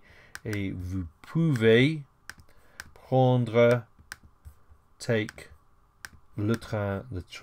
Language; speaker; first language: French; non-native, fluent; English